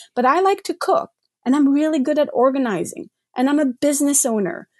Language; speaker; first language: English; non-native, fluent; French